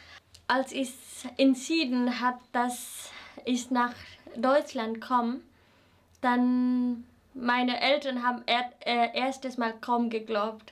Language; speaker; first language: German; non-native, fluent; Nepali